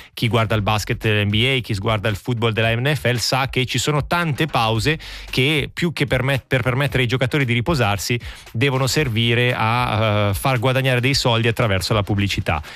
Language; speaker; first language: Italian; native; Italian